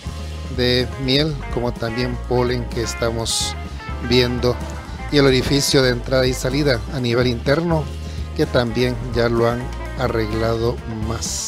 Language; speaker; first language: Spanish; native; Spanish